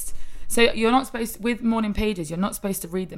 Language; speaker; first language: English; native; English